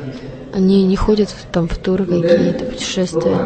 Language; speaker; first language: Russian; non-native, learner; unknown